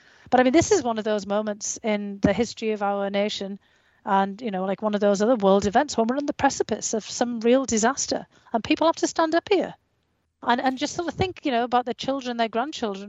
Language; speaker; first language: English; native; English